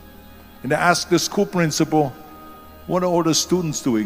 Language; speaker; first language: English; non-native, fluent; German